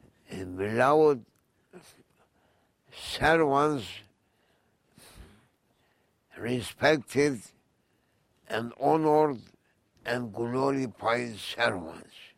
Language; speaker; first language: English; non-native, fluent; Turkish